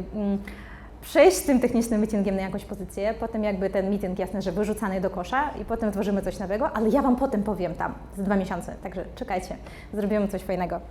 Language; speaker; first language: Polish; non-native, fluent; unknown